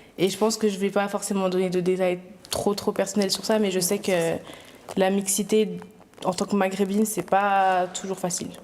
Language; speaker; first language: French; native; French